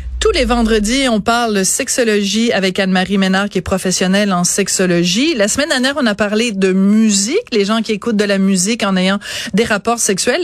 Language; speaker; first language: French; native; French